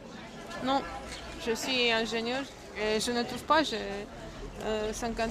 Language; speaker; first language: French; non-native, fluent; Romanian